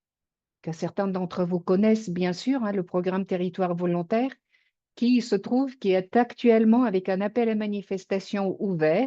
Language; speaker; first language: French; native; French